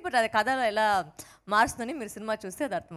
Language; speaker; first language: Telugu; non-native, fluent; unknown